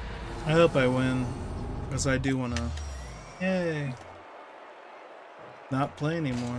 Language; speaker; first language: English; native; English